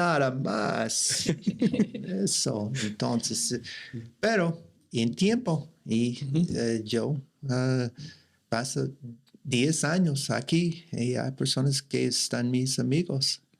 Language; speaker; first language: Spanish; non-native, learner; English